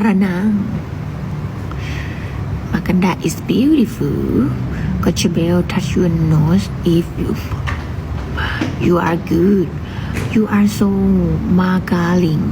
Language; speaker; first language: English; non-native, learner; Thai